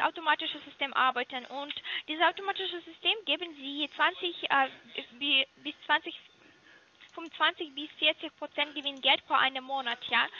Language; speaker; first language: German; non-native, learner; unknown